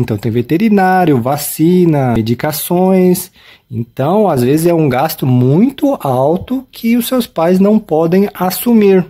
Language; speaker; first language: Portuguese; native; Portuguese